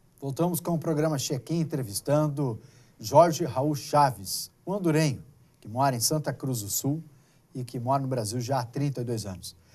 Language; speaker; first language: Portuguese; native; Portuguese